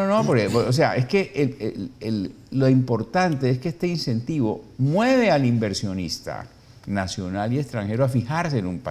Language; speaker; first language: Spanish; native; Spanish